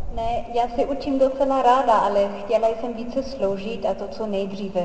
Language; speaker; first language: Czech; non-native, fluent; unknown